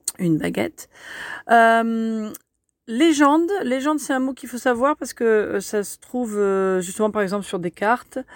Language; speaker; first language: French; native; French